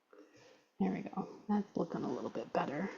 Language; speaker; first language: English; native; English